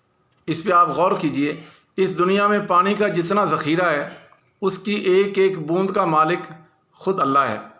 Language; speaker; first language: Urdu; non-native, local second language; Punjabi